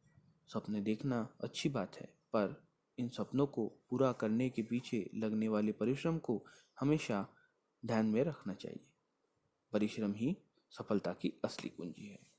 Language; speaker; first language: Hindi; non-native, local second language; Marathi